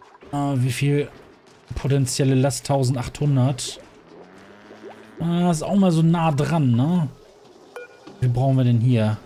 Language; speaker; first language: German; native; German